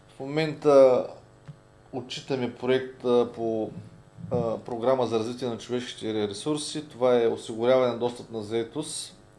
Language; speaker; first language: Bulgarian; native; Bulgarian